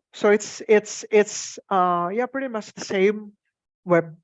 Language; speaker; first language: English; non-native, fluent; Indonesian